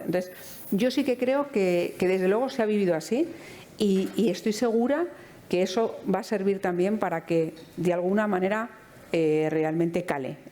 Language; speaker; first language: Spanish; native; Spanish